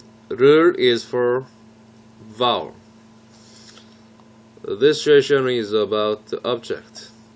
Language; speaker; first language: English; non-native, fluent; Korean